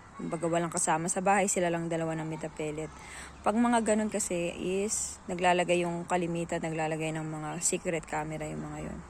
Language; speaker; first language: Filipino; native; Filipino